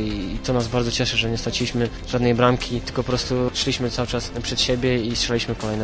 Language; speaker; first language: Polish; native; Polish